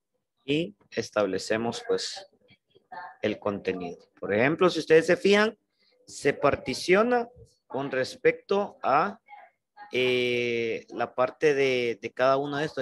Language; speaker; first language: Spanish; native; Spanish